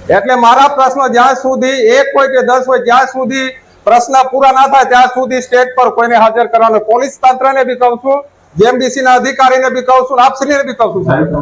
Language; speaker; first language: Gujarati; non-native, local second language; Vasavi